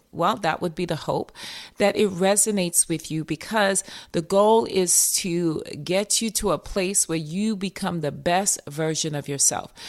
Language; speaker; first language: English; native; English